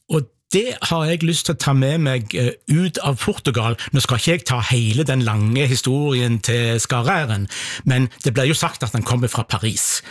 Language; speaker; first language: Norwegian; native; Norwegian